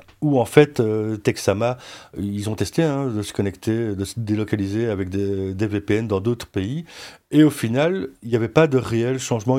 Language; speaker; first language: French; native; French